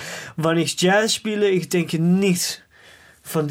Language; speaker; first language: German; non-native, learner; English